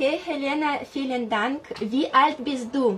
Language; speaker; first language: German; non-native, learner; Russian